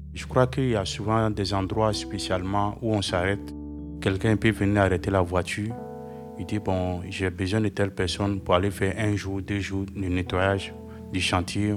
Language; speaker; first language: French; non-native, fluent; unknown